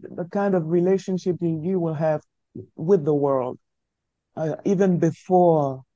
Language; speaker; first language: English; non-native, local second language; French